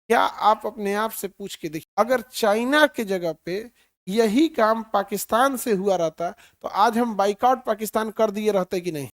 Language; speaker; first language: Hindi; native; Hindi